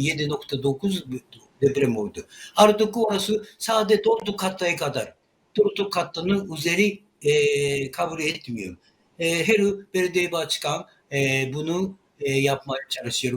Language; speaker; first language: Turkish; non-native, learner; Japanese